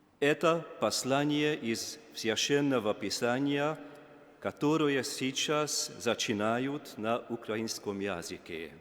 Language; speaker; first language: Russian; non-native, learner; Hungarian